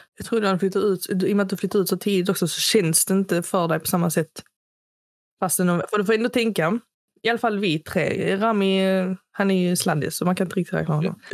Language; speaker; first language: Swedish; early bilingual, other home language; Arabic